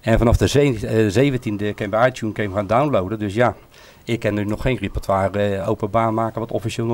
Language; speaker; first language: Dutch; native; Dutch